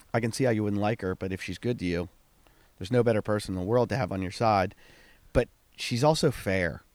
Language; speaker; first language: English; native; English